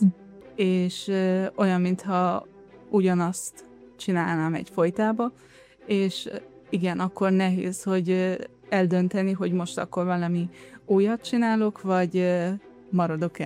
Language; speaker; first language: Hungarian; non-native, fluent; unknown